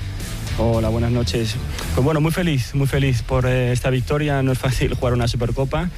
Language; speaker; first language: Spanish; native; Spanish